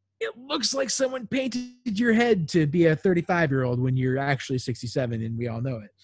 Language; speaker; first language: English; native; English